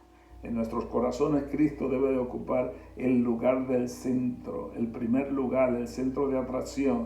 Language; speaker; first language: Spanish; native; Spanish